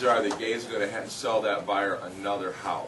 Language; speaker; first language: English; native; English